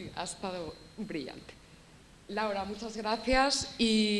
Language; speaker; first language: Spanish; native; Spanish